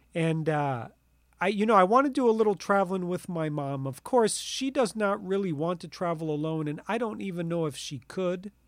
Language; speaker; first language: English; native; English